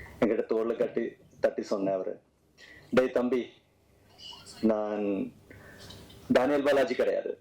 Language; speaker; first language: Tamil; non-native, learner; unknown